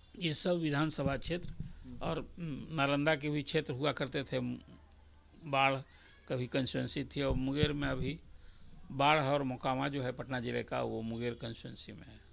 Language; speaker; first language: Hindi; native; Hindi